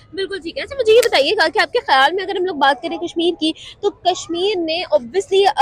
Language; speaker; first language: Urdu; native; Urdu